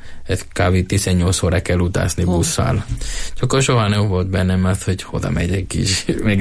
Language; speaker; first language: Hungarian; non-native, learner; Spanish